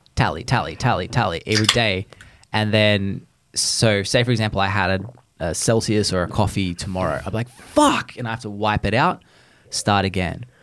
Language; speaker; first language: English; native; English